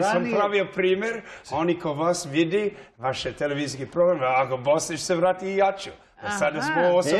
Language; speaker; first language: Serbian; early bilingual, heritage; English